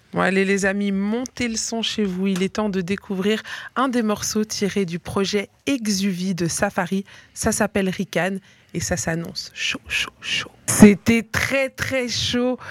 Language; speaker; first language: French; native; French